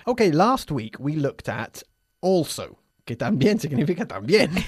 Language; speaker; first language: Spanish; non-native, fluent; English